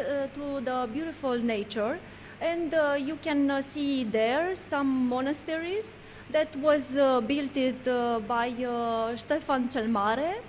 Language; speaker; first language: English; non-native, learner; Romanian